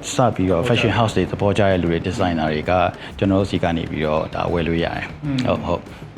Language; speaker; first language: Burmese; native; Burmese